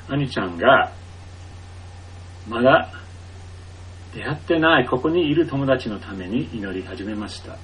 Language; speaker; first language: Japanese; non-native, fluent; English